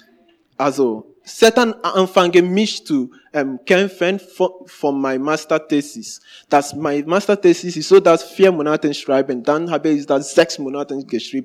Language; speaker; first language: German; non-native, learner; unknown